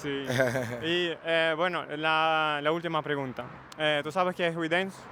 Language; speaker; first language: Spanish; non-native, fluent; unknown